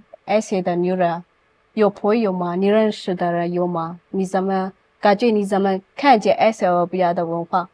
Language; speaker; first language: Chinese; non-native, learner; Amharic